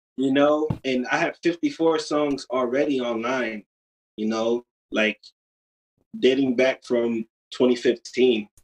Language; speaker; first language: English; native; English